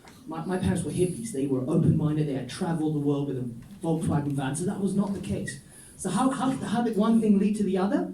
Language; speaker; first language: English; non-native, fluent; Dutch